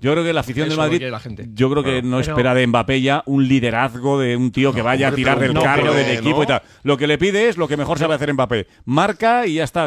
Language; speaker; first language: Spanish; native; Spanish